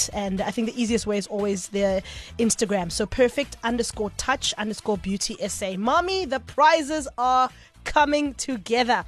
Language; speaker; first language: English; native; English